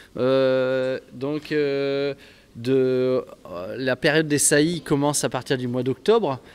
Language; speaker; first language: French; native; French